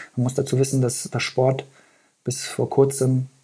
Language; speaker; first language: German; early bilingual, other home language; Persian